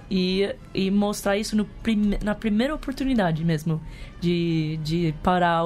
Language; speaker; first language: Portuguese; non-native, fluent; English